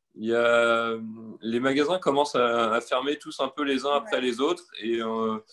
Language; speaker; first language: French; native; French